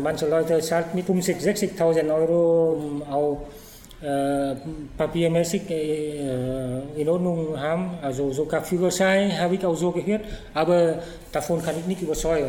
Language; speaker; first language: German; non-native, fluent; Vietnamese